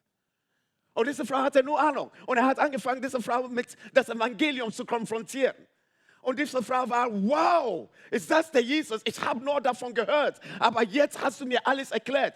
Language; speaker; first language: German; non-native, fluent; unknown